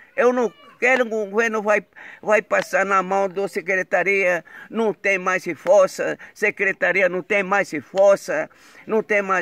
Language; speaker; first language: Portuguese; non-native, local second language; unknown